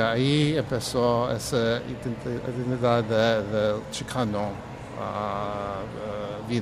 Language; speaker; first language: Spanish; early bilingual, heritage; English